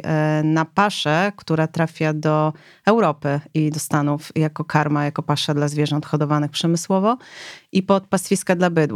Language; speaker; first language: Polish; native; Polish